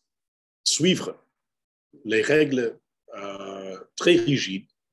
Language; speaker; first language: French; non-native, fluent; English